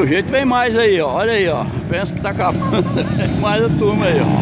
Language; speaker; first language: Portuguese; native; Portuguese